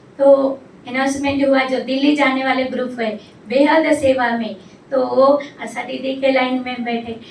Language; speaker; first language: Hindi; non-native, local second language; Odia